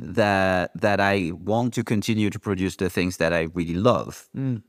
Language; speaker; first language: English; non-native, fluent; French